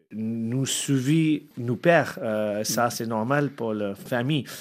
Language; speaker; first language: French; non-native, learner; Arabic